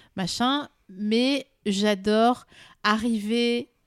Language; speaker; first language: French; native; French